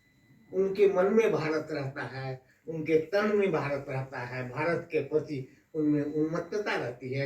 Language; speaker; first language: Hindi; native; Hindi